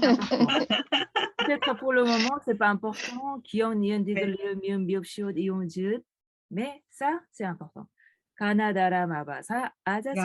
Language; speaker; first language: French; non-native, fluent; Korean